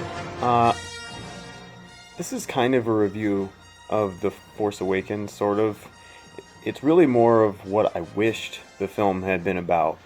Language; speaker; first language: English; native; English